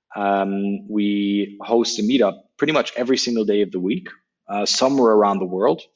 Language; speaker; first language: English; non-native, fluent; German